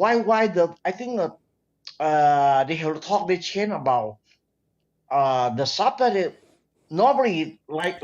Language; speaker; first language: English; non-native, learner; Thai